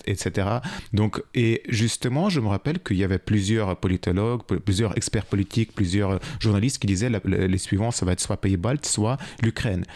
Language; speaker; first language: French; non-native, fluent; Ukrainian